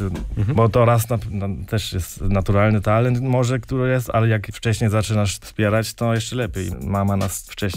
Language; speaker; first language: Polish; early bilingual, heritage; Polish